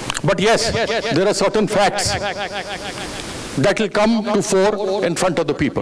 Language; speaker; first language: English; non-native, local second language; Hindi